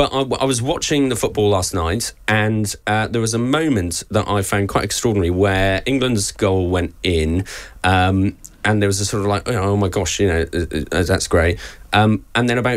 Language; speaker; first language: English; native; English